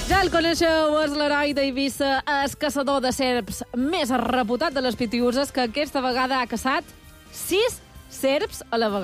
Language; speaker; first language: Catalan; native; Catalan